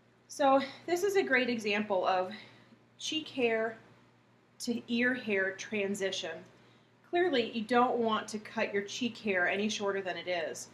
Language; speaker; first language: English; native; English